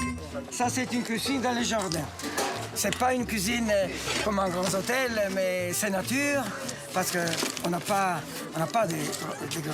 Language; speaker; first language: French; non-native, learner; Italian